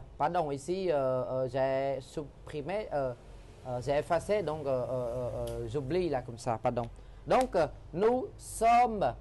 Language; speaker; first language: French; non-native, fluent; Khmer